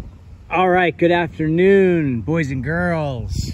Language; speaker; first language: English; native; English